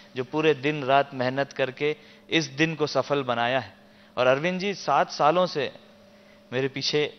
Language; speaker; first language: Hindi; native; Hindi